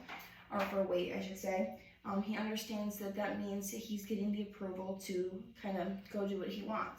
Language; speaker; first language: English; native; English